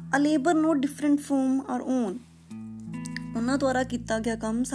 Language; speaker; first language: Punjabi; native; Punjabi